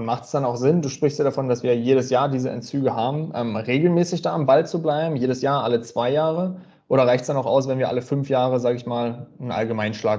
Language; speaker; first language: German; native; German